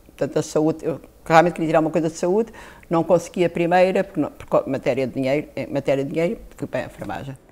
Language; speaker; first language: Portuguese; native; Portuguese